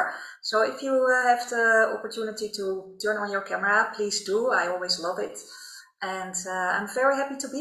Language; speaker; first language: English; non-native, fluent; Dutch